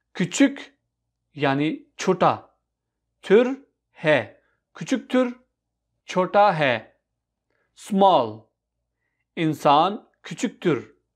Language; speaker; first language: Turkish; non-native, fluent; Urdu